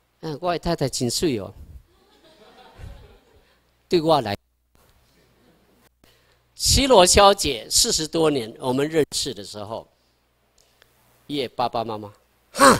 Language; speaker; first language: Chinese; non-native, local second language; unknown